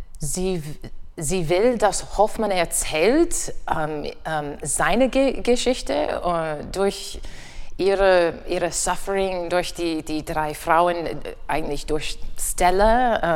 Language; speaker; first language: German; non-native, learner; English